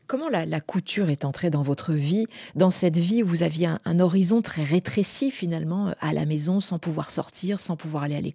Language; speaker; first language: French; native; French